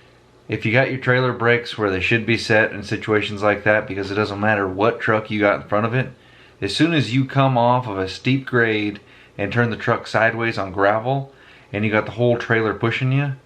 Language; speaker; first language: English; native; English